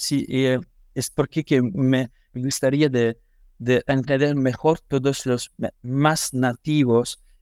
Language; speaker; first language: Spanish; non-native, learner; French